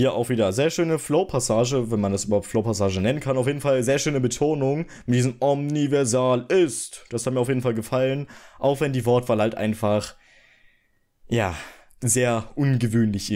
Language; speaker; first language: German; native; German